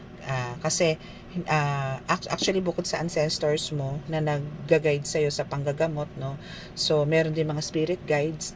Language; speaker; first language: Filipino; native; Filipino